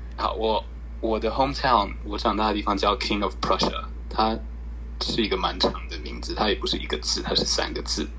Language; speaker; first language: Chinese; early bilingual, heritage; Chinese